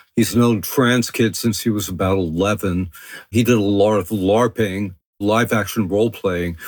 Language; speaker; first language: English; early bilingual, other home language; French